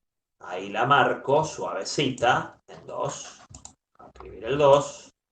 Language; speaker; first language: Spanish; native; Spanish